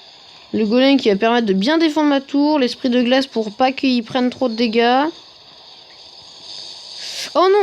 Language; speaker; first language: French; native; French